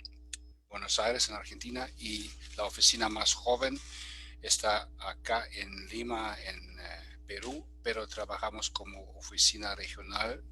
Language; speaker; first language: Spanish; non-native, fluent; German